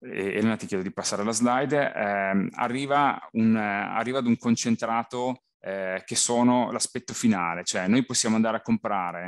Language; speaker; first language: Italian; native; Italian